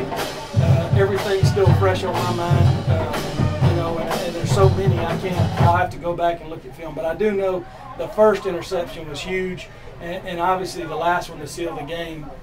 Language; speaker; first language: English; native; English